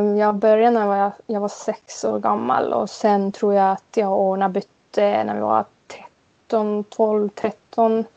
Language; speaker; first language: Swedish; non-native, local second language; Finnish